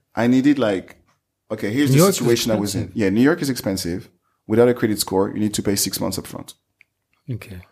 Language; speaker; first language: English; non-native, fluent; French